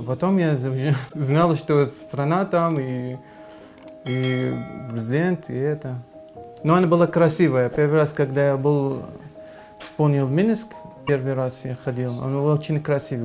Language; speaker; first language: Russian; non-native, learner; Arabic